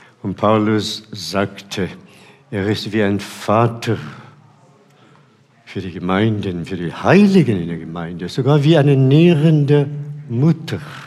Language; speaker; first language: German; non-native, fluent; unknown